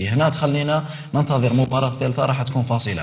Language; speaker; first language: Arabic; native; Arabic